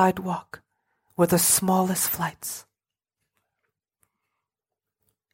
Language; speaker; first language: English; native; English